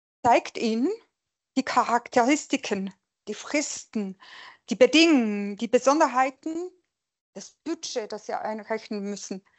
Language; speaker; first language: German; non-native, local second language; French